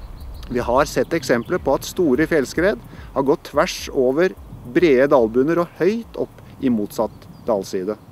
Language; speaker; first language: Norwegian; native; Norwegian